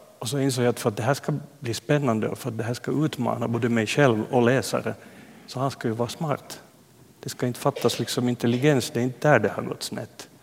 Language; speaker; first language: Swedish; native; Swedish